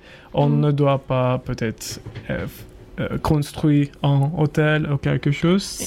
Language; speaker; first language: French; non-native, learner; Turkish